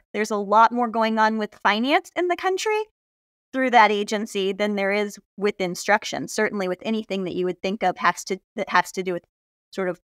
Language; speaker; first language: English; native; English